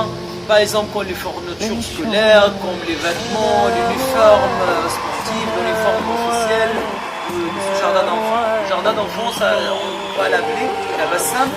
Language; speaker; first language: French; non-native, fluent; Arabic